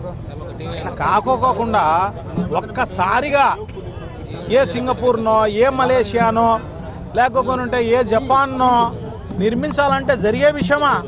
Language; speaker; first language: Telugu; native; Telugu